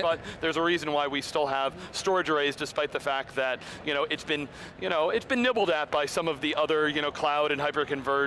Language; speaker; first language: English; native; English